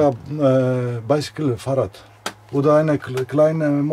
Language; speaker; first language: German; non-native, learner; Greek